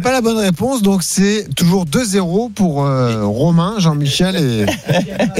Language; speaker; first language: French; native; French